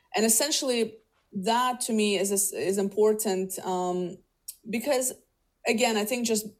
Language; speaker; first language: English; early bilingual, other home language; Russian